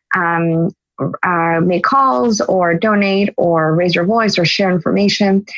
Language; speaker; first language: English; native; English